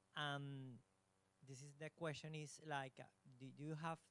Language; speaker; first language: English; non-native, learner; Spanish